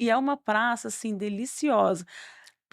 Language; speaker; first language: Portuguese; native; Portuguese